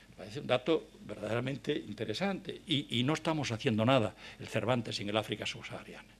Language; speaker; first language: Spanish; native; Spanish